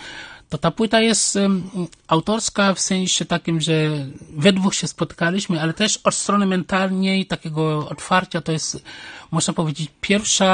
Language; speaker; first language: Polish; non-native, fluent; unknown